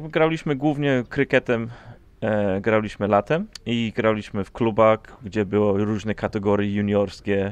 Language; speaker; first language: Polish; non-native, fluent; English